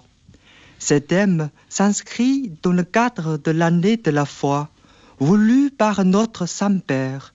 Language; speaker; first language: French; non-native, fluent; Chinese